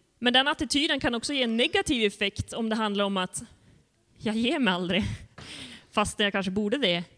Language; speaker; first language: Swedish; native; Swedish